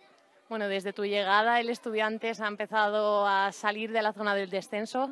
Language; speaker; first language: Spanish; native; Spanish